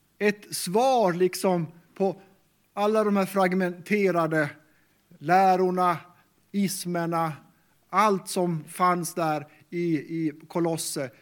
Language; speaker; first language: Swedish; non-native, local second language; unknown